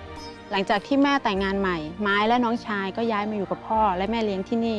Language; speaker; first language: Thai; native; Thai